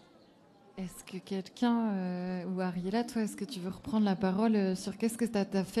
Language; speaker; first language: French; native; French